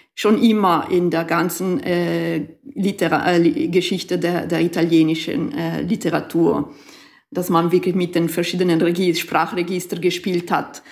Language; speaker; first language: German; non-native, local second language; Italian